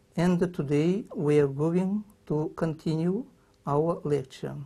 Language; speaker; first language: English; non-native, fluent; Kazakh